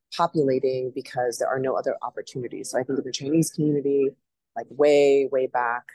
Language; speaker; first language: English; native; English